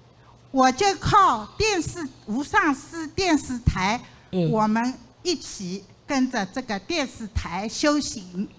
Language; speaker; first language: Chinese; non-native, fluent; Vietnamese